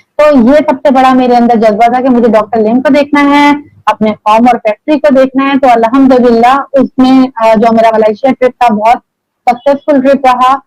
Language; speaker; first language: Urdu; native; Urdu